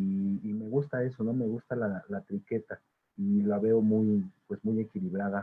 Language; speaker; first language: Spanish; native; Spanish